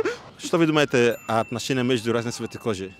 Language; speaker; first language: Russian; non-native, learner; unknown